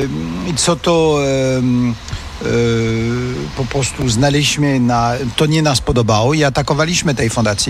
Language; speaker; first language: Polish; non-native, fluent; French